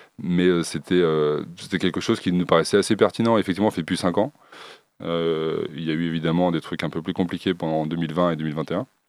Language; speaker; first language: French; native; French